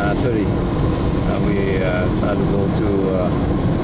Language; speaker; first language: English; non-native, learner; Vietnamese